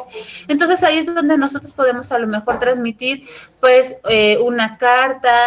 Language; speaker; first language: Spanish; native; Spanish